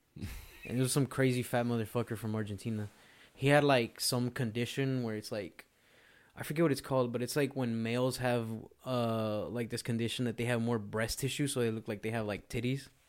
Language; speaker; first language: English; early bilingual, other home language; Spanish